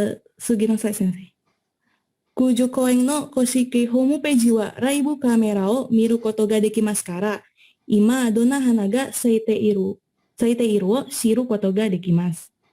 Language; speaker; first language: Japanese; non-native, learner; Indonesian